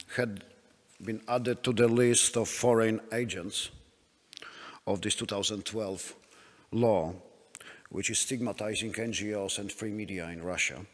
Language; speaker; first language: English; non-native, fluent; Polish